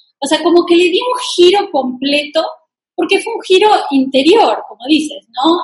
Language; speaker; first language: Spanish; native; Spanish